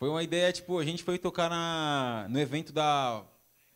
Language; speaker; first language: Portuguese; native; Portuguese